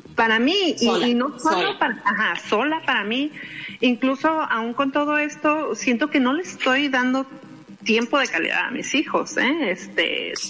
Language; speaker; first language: Spanish; native; Spanish